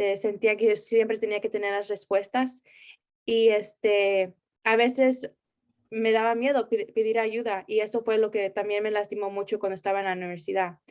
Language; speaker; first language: Spanish; early bilingual, heritage; Spanish